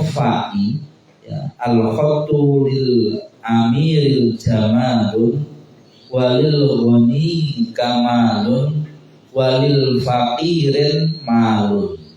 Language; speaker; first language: Arabic; non-native, fluent; Indonesian